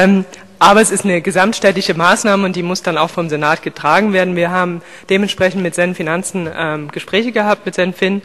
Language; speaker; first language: German; native; German